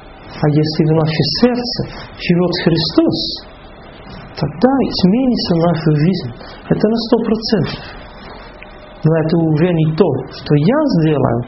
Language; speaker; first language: Russian; non-native, fluent; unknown